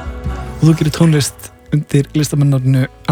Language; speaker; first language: Icelandic; native; Icelandic